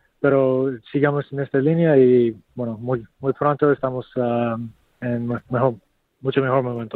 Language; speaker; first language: Spanish; non-native, learner; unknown